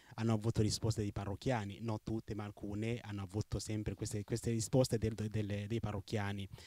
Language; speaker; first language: Italian; non-native, fluent; Rundi